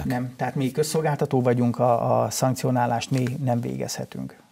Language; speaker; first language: Hungarian; native; Hungarian